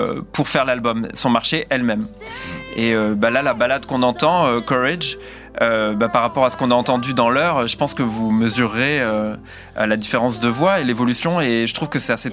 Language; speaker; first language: French; native; French